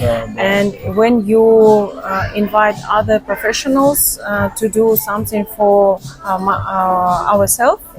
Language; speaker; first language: English; non-native, learner; Russian